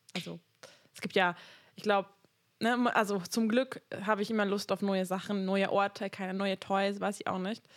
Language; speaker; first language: German; non-native, fluent; Hungarian